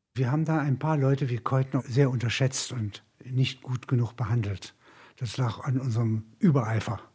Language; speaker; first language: German; native; German